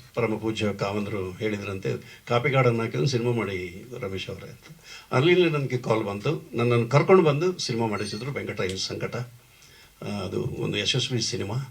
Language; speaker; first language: Kannada; non-native, local second language; Tulu